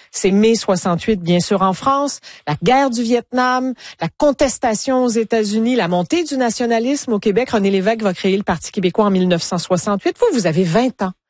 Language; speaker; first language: French; native; French